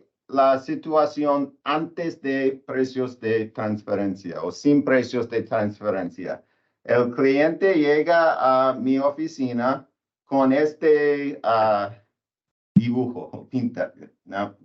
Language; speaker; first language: Spanish; non-native, learner; English